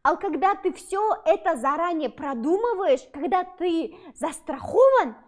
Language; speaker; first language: Russian; non-native, local second language; Kazakh